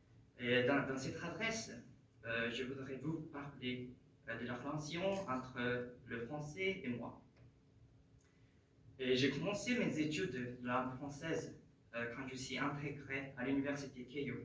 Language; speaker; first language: French; non-native, fluent; Japanese